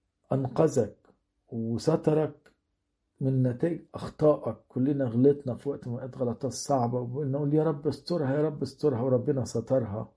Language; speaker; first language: Arabic; native; Arabic